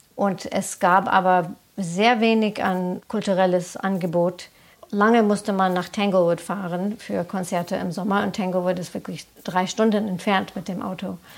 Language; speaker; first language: German; non-native, fluent; English